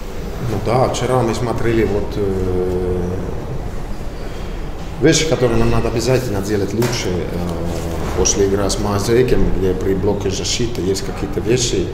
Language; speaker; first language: Russian; non-native, fluent; Finnish